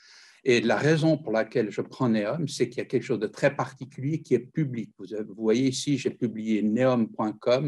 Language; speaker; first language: French; native; French